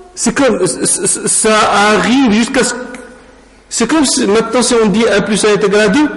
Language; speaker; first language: French; non-native, local second language; Arabic